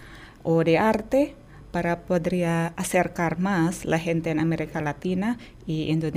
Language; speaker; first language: Spanish; non-native, fluent; Indonesian